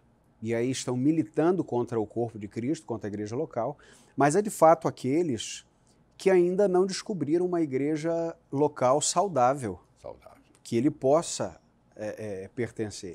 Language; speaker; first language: Portuguese; native; Portuguese